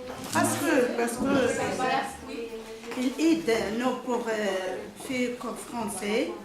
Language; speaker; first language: French; non-native, learner; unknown